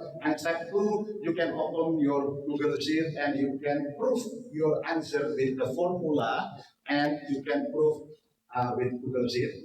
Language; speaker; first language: English; non-native, learner; Indonesian